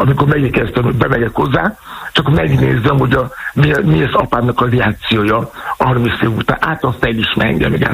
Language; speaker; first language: Hungarian; non-native, fluent; Yoruba